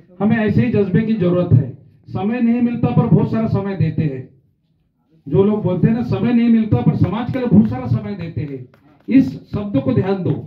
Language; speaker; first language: Hindi; non-native, local second language; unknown